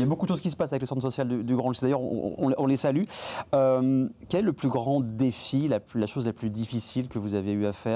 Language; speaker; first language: French; native; French